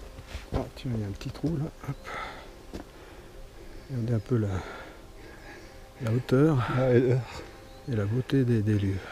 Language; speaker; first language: French; native; French